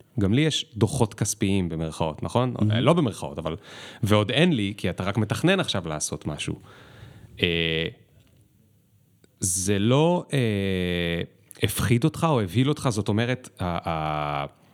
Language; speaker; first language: Hebrew; native; Hebrew